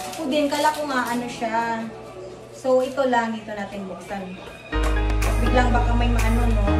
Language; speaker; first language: Filipino; non-native, local second language; Cebuano